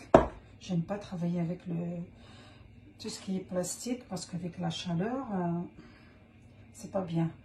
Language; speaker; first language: French; non-native, local second language; Arabic